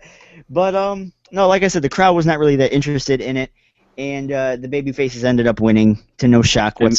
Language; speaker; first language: English; native; English